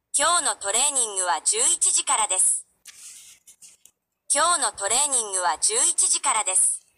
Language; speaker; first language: Japanese; non-native, learner; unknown